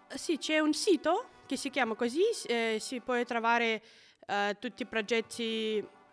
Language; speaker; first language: Italian; non-native, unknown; Russian